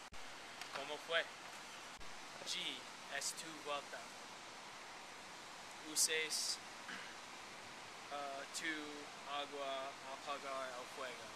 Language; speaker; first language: Spanish; non-native, learner; English